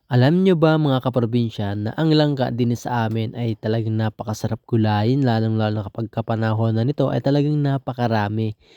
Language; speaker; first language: Filipino; native; Filipino